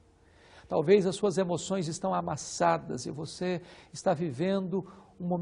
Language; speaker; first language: Portuguese; native; Portuguese